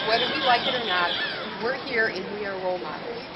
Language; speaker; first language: English; native; English